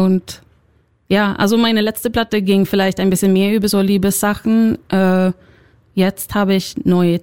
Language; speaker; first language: German; non-native, fluent; Swedish